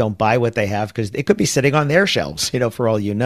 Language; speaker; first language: English; native; English